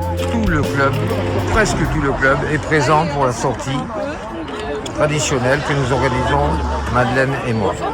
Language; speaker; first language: French; native; French